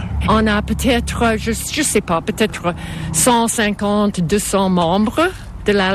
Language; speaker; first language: French; non-native, fluent; English